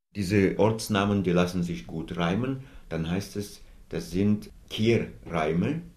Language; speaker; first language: German; non-native, fluent; Russian